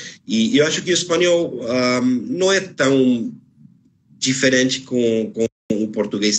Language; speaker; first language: Portuguese; non-native, fluent; Spanish